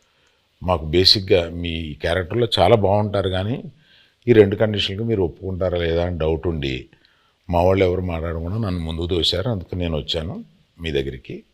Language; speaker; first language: Telugu; native; Telugu